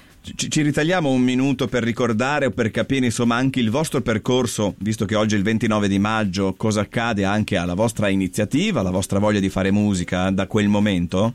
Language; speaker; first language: Italian; native; Italian